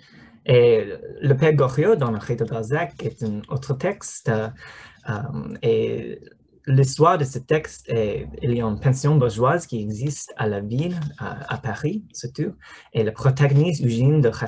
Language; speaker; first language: French; non-native, learner; English